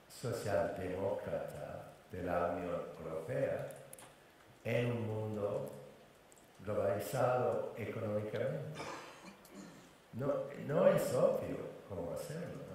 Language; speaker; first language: Spanish; non-native, fluent; English